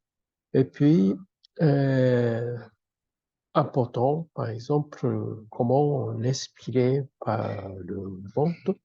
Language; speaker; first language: French; non-native, fluent; Japanese